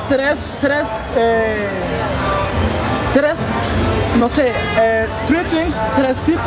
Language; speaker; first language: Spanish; non-native, learner; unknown